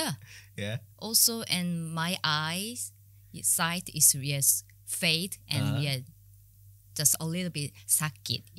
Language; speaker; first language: English; non-native, learner; Korean